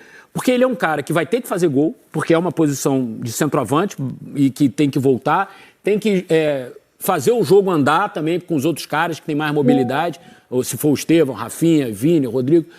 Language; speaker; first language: Portuguese; native; Portuguese